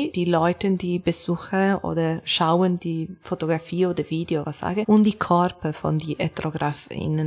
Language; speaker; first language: German; non-native, learner; Italian